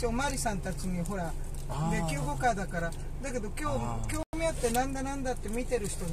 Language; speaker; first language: Japanese; native; Japanese